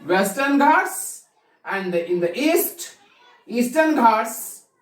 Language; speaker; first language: English; non-native, local second language; Kannada